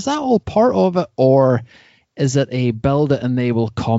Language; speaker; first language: English; native; English